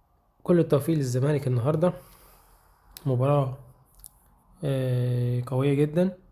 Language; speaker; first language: Arabic; native; Arabic